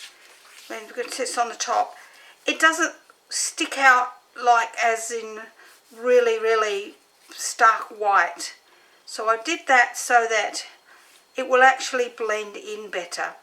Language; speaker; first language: English; native; English